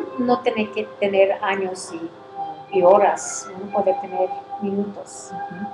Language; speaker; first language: Spanish; early bilingual, heritage; English